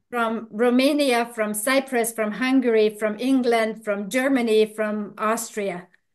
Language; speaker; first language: English; non-native, fluent; Hungarian